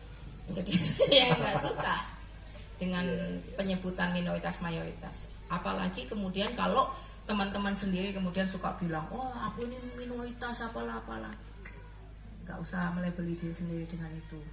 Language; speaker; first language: Indonesian; native; Indonesian